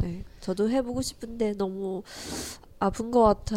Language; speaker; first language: Korean; non-native, learner; Chinese